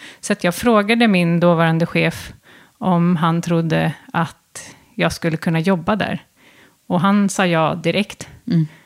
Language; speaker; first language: Swedish; native; Swedish